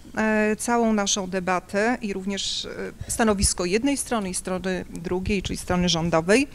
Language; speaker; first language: Polish; native; Polish